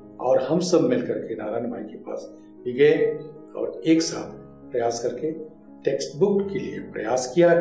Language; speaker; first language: Hindi; non-native, local second language; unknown